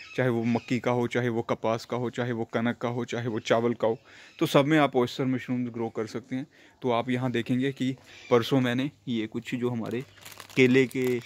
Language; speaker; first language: Hindi; non-native, local second language; Punjabi